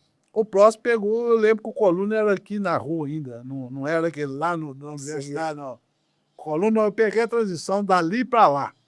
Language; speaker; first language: Portuguese; native; Portuguese